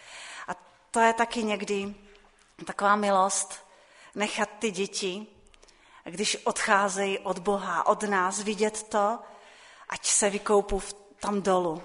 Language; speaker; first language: Czech; non-native, local second language; Polish